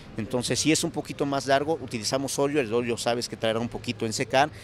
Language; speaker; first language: Spanish; native; Spanish